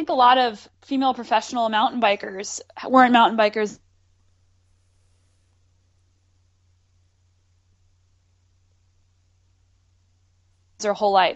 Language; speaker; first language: English; native; English